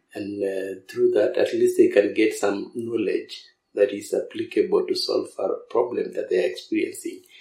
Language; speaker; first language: English; non-native, local second language; Masai